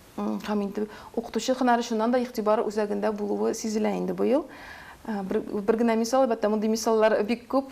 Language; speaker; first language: Tatar; native; Tatar